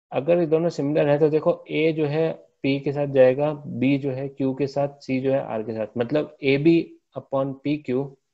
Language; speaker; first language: Hindi; native; Hindi